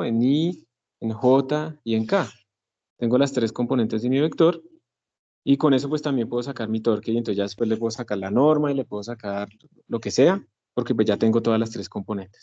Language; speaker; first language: Spanish; native; Spanish